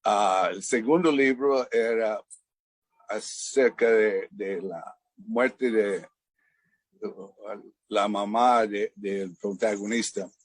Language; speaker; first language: Spanish; non-native, fluent; English